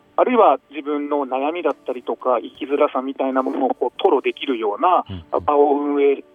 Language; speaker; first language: Japanese; native; Japanese